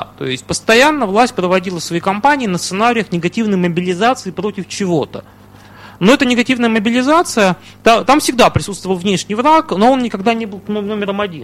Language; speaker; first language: Russian; native; Russian